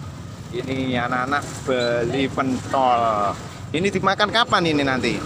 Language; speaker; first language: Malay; non-native, local second language; Javanese